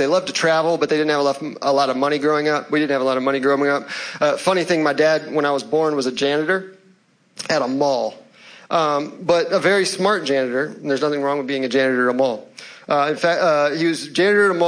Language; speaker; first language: English; native; English